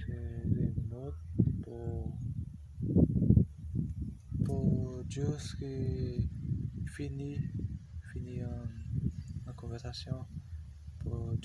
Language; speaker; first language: French; non-native, learner; Portuguese